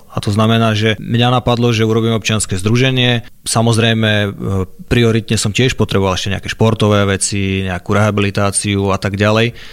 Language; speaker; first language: Slovak; native; Slovak